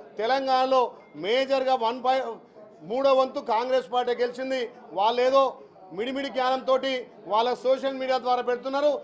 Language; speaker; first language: Telugu; native; Telugu